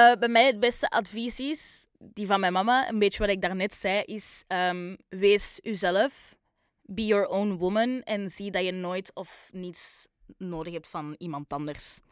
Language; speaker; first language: Dutch; native; Dutch